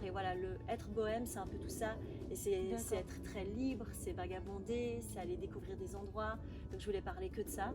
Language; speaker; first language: French; native; French